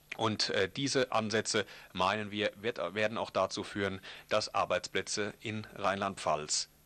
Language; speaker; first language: German; native; German